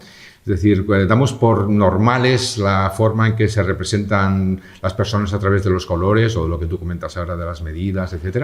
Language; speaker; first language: Spanish; native; Spanish